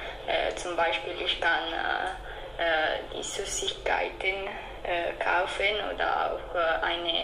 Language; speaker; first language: German; non-native, learner; Italian